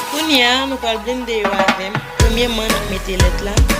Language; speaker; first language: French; non-native, local second language; Haitian Creole